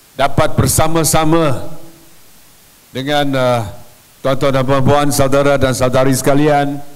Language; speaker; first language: Malay; non-native, local second language; Chinese